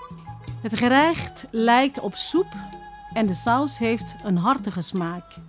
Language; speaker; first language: Dutch; non-native, fluent; Indonesian